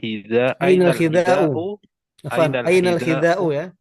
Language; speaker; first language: Arabic; non-native, fluent; Indonesian